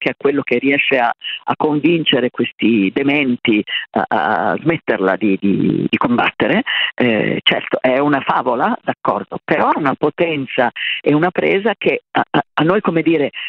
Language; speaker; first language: Italian; native; Italian